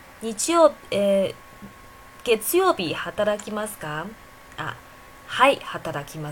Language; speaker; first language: Japanese; non-native, fluent; Chinese